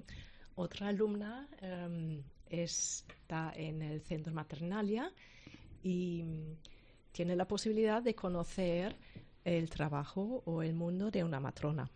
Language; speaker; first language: Spanish; non-native, fluent; German